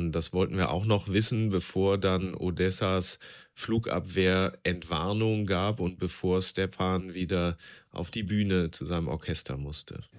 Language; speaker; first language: German; native; German